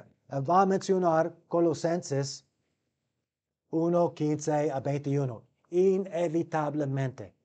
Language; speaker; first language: Spanish; non-native, fluent; English